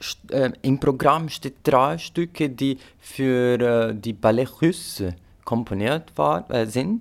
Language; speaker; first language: German; non-native, fluent; Portuguese